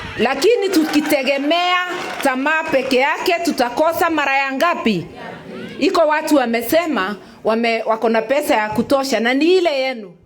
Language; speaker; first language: Swahili; non-native, local second language; Kikuyu